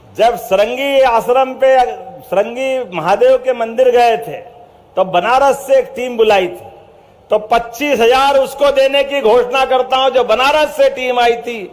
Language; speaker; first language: Hindi; native; Hindi